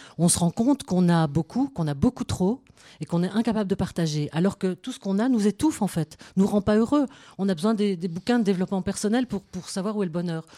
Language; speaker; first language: French; native; French